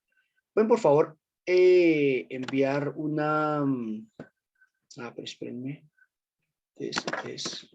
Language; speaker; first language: Spanish; native; Spanish